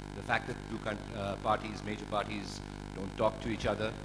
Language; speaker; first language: English; native; English